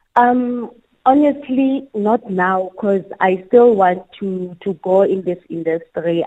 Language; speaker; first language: English; non-native, local second language; Southern Sotho